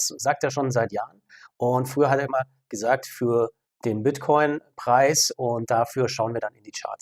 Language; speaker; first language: German; native; German